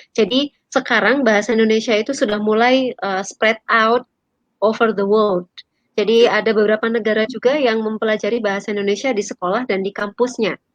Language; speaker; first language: Indonesian; native; Indonesian